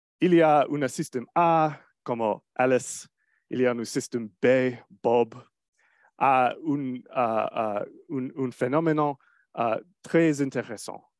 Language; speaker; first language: French; non-native, learner; English